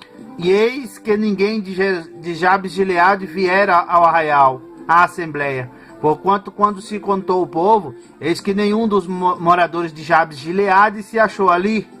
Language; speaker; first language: Portuguese; native; Portuguese